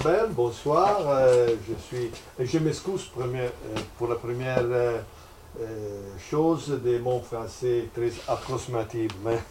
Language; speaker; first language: French; non-native, fluent; Italian